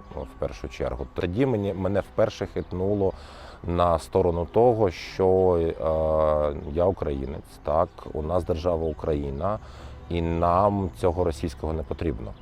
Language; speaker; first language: Ukrainian; non-native, local second language; Russian